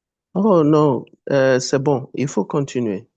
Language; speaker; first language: French; non-native, fluent; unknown